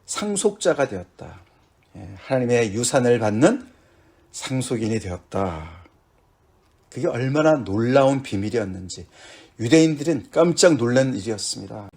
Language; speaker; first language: Korean; native; Korean